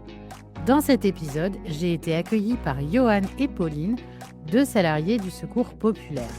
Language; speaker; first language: French; native; French